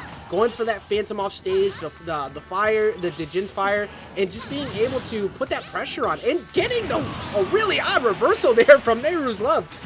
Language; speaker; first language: English; native; English